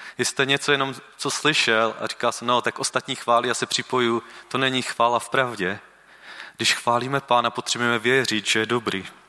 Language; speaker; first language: Czech; native; Czech